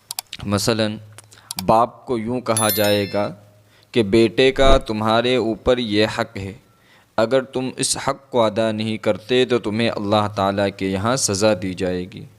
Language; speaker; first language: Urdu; non-native, local second language; Gujarati